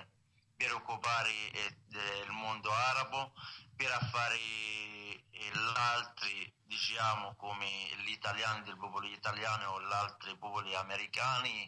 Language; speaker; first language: Italian; non-native, learner; Arabic